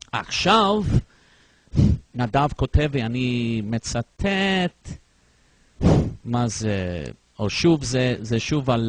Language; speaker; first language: Hebrew; non-native, fluent; English